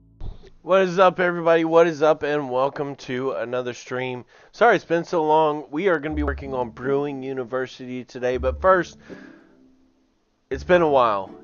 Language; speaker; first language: English; native; English